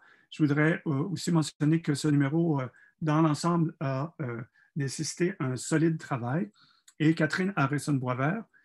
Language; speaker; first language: French; native; French